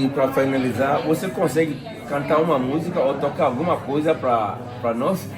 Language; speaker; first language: Portuguese; non-native, fluent; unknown